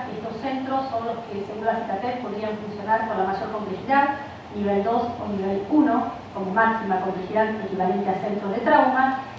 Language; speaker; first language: Spanish; native; Spanish